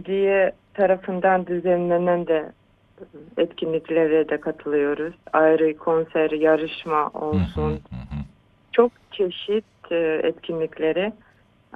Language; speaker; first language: Turkish; non-native, fluent; Uyghur